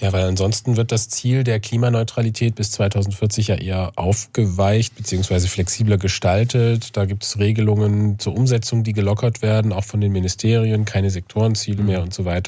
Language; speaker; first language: German; native; German